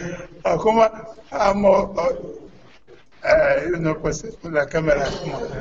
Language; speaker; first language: Romanian; non-native, learner; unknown